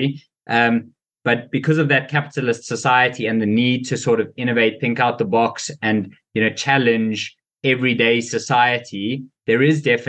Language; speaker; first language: English; native; English